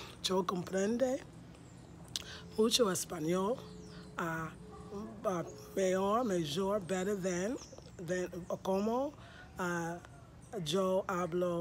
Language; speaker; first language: Spanish; non-native, learner; English